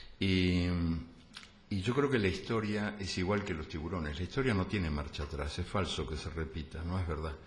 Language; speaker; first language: Spanish; native; Spanish